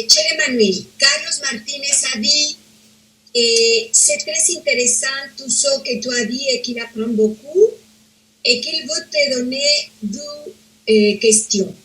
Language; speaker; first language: French; non-native, fluent; Spanish